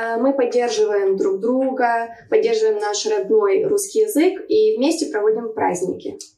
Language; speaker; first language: Russian; early bilingual, heritage; Russian